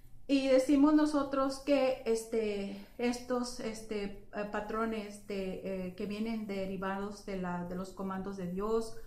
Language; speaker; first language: Spanish; early bilingual, heritage; Spanish